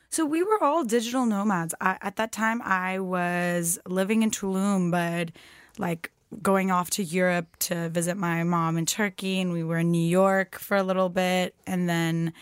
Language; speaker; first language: English; non-native, fluent; Turkish